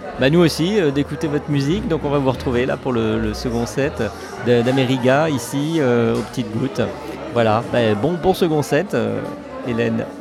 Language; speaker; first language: French; native; French